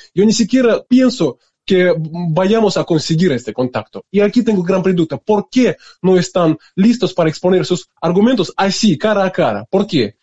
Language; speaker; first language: Spanish; non-native, fluent; Russian